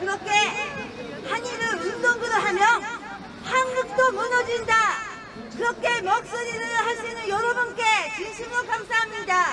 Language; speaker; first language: Korean; non-native, learner; Japanese